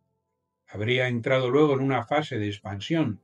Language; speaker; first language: Spanish; native; Spanish